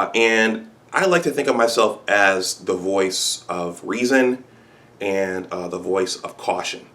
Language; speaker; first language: English; native; English